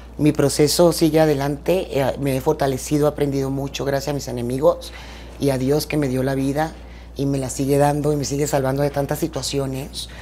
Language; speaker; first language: Spanish; native; Spanish